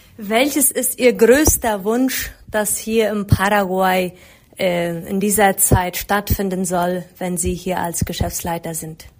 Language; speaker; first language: German; non-native, fluent; Spanish